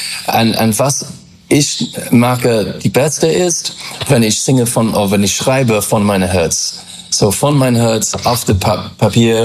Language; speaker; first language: German; non-native, learner; English